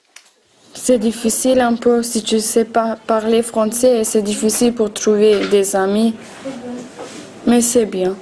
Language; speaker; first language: French; non-native, learner; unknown